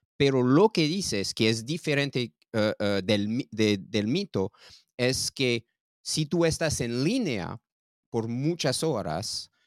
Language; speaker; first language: Spanish; non-native, learner; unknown